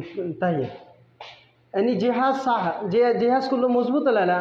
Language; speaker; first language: Arabic; non-native, learner; Bangla